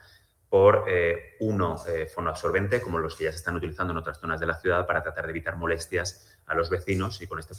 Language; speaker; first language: Spanish; native; Spanish